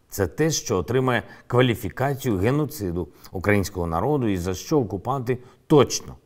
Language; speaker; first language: Ukrainian; non-native, local second language; Russian